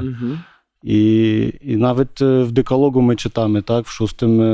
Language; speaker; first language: Polish; non-native, learner; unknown